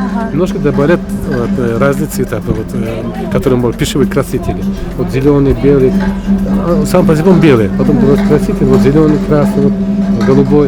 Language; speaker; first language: Russian; non-native, fluent; Tajik